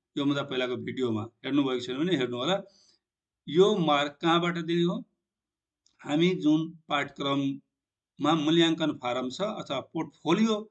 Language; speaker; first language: Nepali; non-native, local second language; Maithili